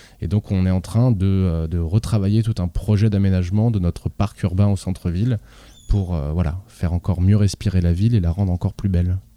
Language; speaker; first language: French; native; French